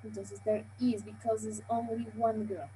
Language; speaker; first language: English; non-native, fluent; Spanish